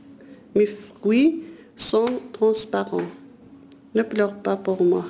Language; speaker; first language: French; non-native, learner; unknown